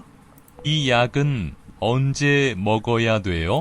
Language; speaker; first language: Korean; non-native, learner; Bangla